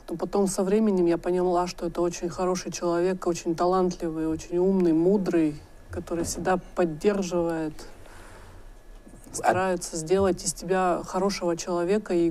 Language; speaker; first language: Russian; native; Russian